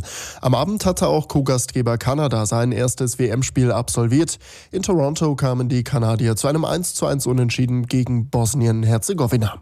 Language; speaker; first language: German; native; German